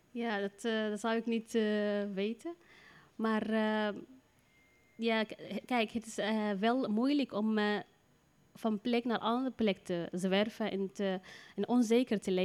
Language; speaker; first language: Dutch; non-native, learner; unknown